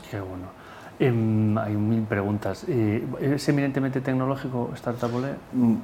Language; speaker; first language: Spanish; native; Spanish